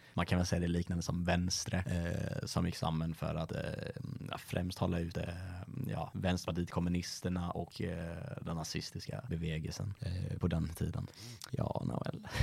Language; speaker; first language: Swedish; native; Swedish